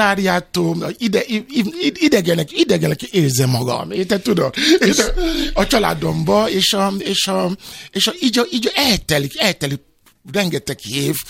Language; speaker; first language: Hungarian; non-native, fluent; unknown